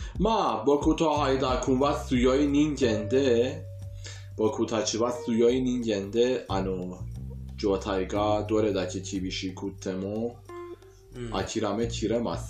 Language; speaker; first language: Japanese; non-native, fluent; Persian